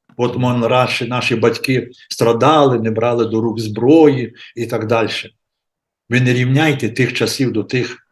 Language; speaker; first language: Ukrainian; native; Ukrainian